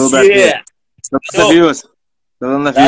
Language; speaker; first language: Arabic; native; Arabic